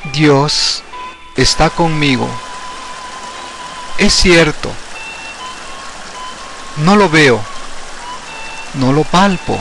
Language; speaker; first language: Spanish; native; Spanish